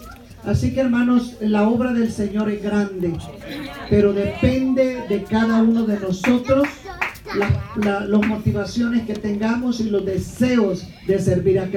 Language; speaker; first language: Spanish; native; Spanish